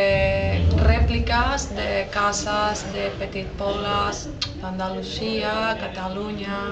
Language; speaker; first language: Catalan; non-native, learner; Spanish